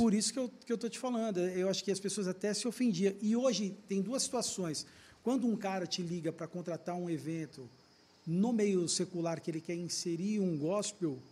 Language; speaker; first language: Portuguese; native; Portuguese